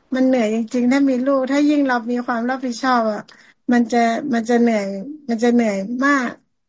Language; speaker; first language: Thai; native; Thai